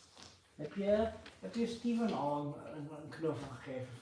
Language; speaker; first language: Dutch; non-native, fluent; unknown